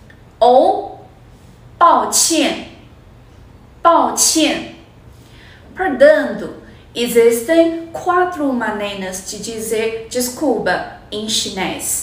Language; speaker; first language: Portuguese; non-native, fluent; Chinese